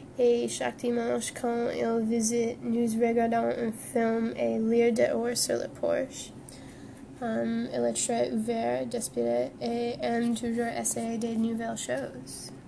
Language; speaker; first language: French; non-native, learner; English